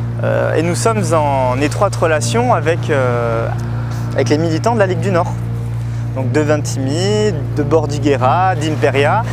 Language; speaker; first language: French; native; French